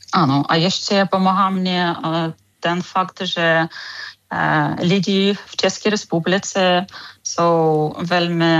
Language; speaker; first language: Czech; non-native, fluent; Ukrainian